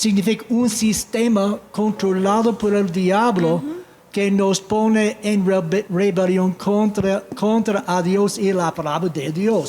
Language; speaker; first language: Spanish; non-native, fluent; English